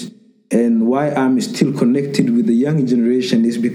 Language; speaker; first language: English; non-native, local second language; Somali